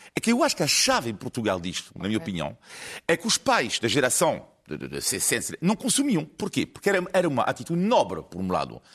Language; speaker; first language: Portuguese; non-native, fluent; French